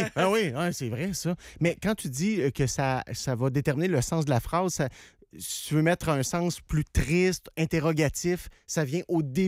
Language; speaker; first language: French; native; French